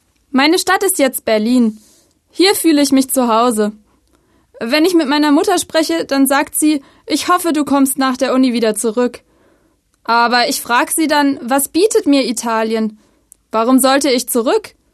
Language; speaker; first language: German; non-native, fluent; Italian